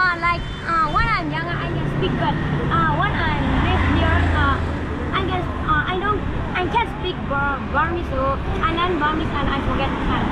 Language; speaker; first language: English; non-native, fluent; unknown